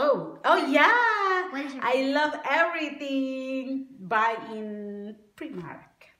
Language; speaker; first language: English; non-native, learner; Indonesian